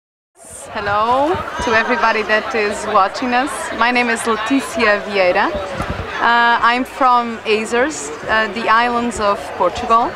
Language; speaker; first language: English; non-native, fluent; Portuguese